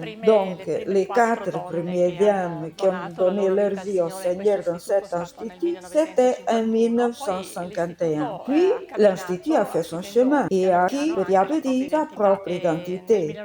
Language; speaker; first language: French; non-native, fluent; Italian